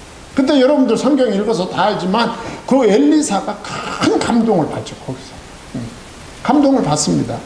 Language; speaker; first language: Korean; native; Korean